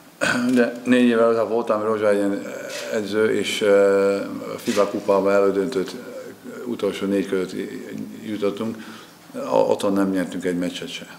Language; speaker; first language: Hungarian; non-native, fluent; Slovak